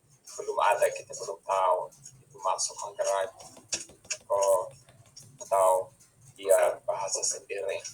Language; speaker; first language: Indonesian; non-native, fluent; English